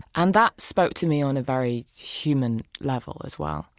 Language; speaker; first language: English; native; English